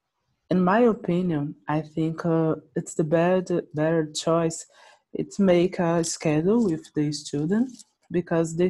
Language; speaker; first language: English; non-native, learner; Portuguese